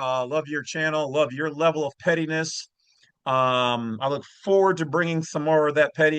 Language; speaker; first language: English; native; English